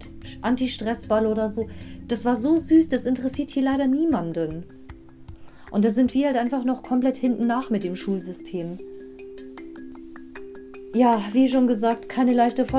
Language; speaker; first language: German; native; German